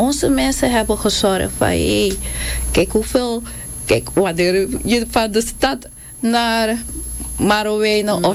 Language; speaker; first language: Dutch; non-native, local second language; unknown